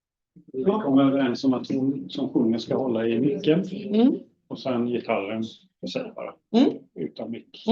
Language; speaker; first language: Swedish; native; Swedish